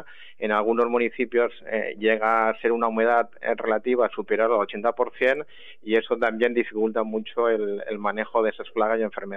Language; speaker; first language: Spanish; native; Spanish